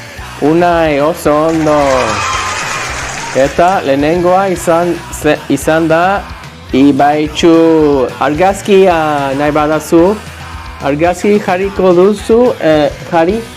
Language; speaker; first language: Basque; non-native, learner; English